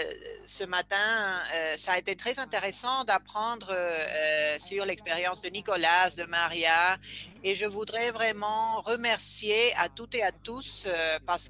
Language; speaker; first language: French; non-native, fluent; Spanish